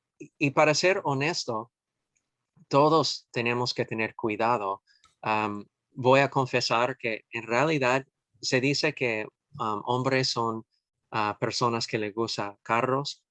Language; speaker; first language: Spanish; non-native, fluent; English